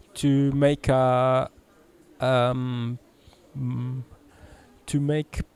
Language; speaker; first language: English; early bilingual, heritage; Italian